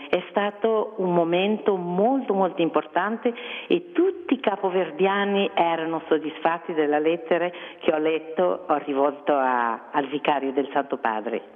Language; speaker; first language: Italian; non-native, fluent; Kabuverdianu